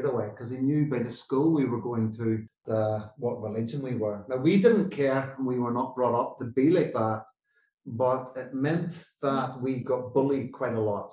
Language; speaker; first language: English; native; English